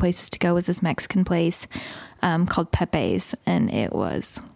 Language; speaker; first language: English; native; English